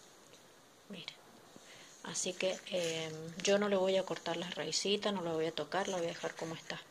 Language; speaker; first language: Spanish; native; Spanish